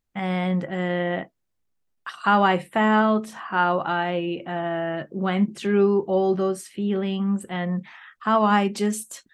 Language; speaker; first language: English; non-native, fluent; Turkish